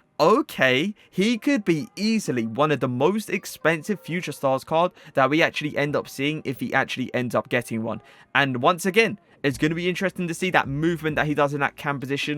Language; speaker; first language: English; native; English